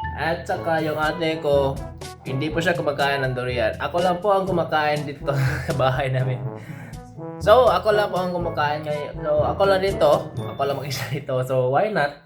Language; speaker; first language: Filipino; non-native, local second language; Cebuano